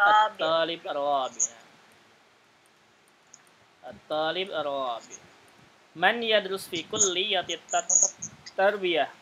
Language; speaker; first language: Arabic; non-native, fluent; Indonesian